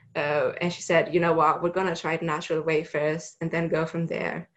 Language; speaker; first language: English; non-native, fluent; Romanian